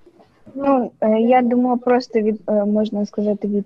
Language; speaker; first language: Ukrainian; non-native, local second language; Russian